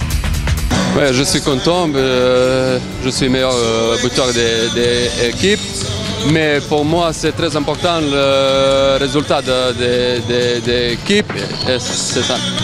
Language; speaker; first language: French; non-native, learner; Serbian